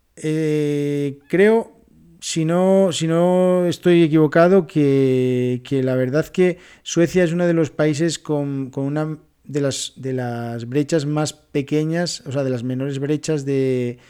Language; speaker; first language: Spanish; native; Spanish